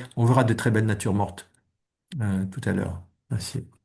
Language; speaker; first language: French; native; French